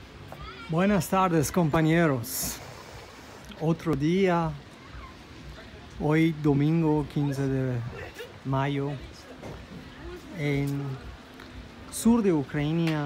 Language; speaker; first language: Spanish; non-native, fluent; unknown